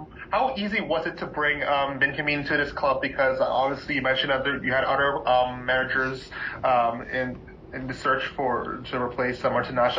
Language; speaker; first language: English; native; English